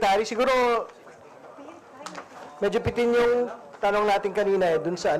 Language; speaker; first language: Filipino; native; Filipino